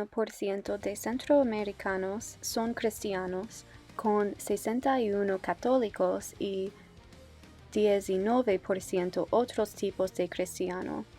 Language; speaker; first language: Spanish; non-native, learner; English